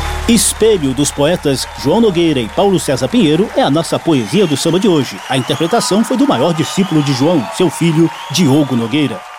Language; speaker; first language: Portuguese; native; Portuguese